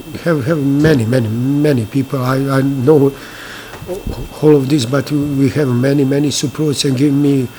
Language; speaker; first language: English; non-native, learner; Bosnian